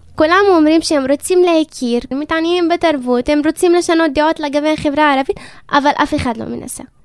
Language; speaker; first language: Hebrew; non-native, local second language; Arabic